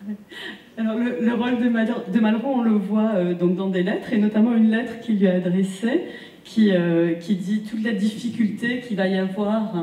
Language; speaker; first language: French; native; French